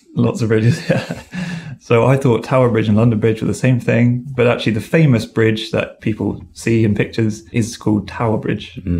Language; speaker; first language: English; native; English